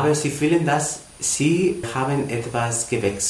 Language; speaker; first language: German; non-native, learner; Spanish